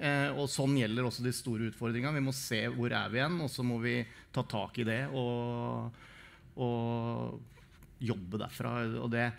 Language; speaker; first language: Norwegian; native; Norwegian